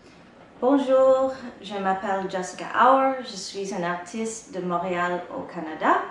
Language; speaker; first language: French; non-native, local second language; English